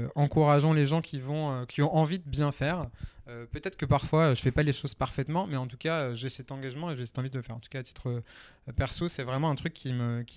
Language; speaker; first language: French; native; French